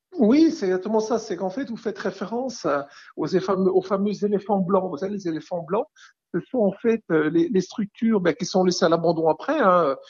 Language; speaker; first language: French; native; French